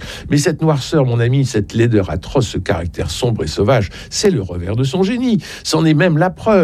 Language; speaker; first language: French; native; French